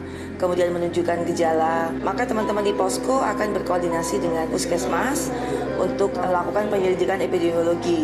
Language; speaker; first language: Indonesian; native; Indonesian